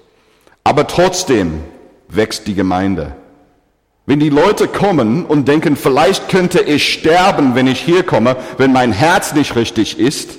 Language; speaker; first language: German; non-native, fluent; English